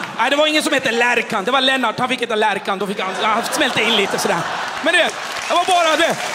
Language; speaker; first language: Swedish; early bilingual, other home language; Kurdish